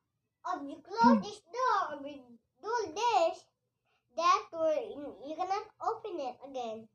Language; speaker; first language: English; non-native, learner; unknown